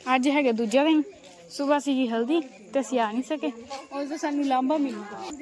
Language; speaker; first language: Punjabi; non-native, local second language; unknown